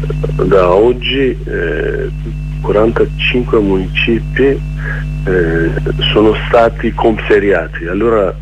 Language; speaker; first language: Italian; non-native, learner; Kurdish